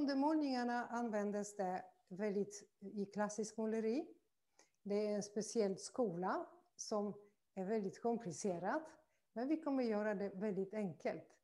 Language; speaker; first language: Swedish; non-native, fluent; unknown